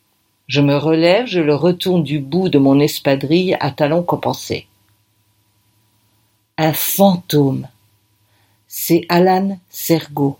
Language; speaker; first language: French; native; French